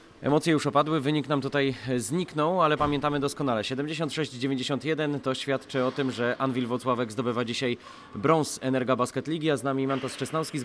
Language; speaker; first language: Polish; native; Polish